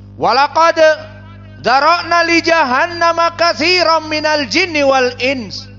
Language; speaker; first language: English; non-native, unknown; Indonesian